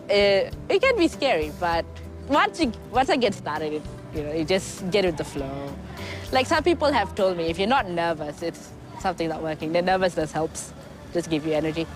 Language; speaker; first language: English; non-native, local second language; Bangla